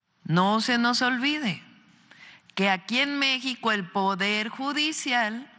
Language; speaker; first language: Spanish; native; Spanish